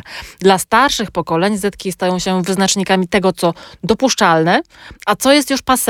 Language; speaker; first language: Polish; native; Polish